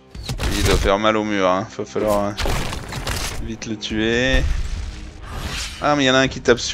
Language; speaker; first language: French; native; French